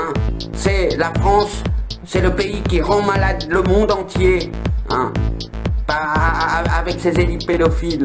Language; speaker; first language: French; native; French